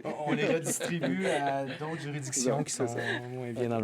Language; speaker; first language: French; native; French